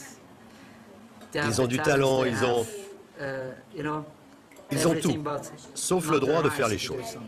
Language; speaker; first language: French; non-native, fluent; Persian